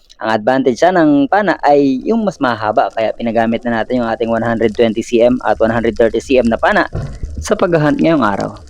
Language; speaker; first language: Filipino; non-native, local second language; Cebuano